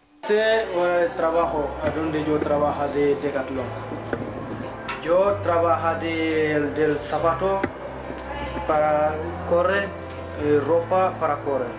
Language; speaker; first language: Spanish; non-native, learner; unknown